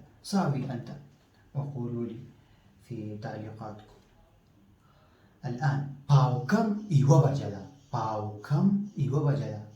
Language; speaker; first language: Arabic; non-native, fluent; Pashto